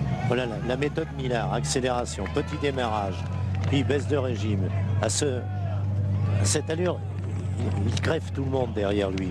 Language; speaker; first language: French; native; French